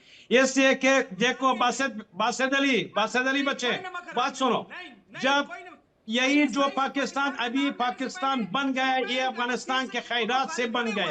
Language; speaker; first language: Hindi; non-native, fluent; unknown